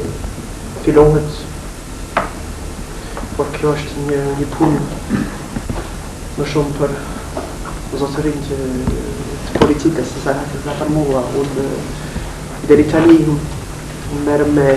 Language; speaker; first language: Albanian; non-native, fluent; English